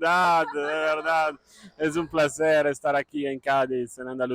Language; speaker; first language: Spanish; non-native, fluent; Italian